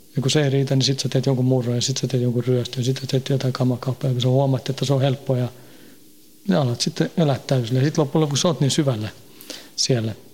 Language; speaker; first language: Finnish; early bilingual, heritage; Finnish